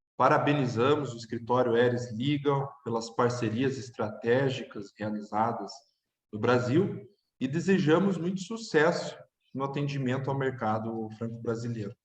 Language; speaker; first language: Portuguese; native; Portuguese